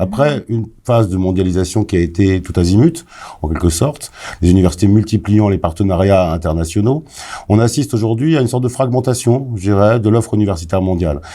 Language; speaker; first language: French; native; French